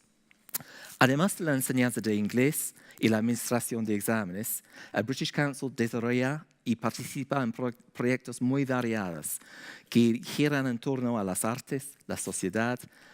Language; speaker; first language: Spanish; non-native, fluent; English